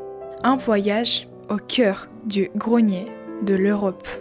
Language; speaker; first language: French; non-native, fluent; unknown